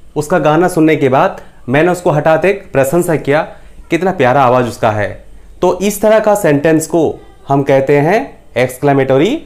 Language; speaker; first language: Hindi; non-native, local second language; Bangla